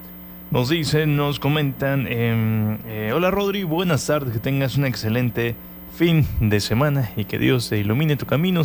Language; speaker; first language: Spanish; native; Spanish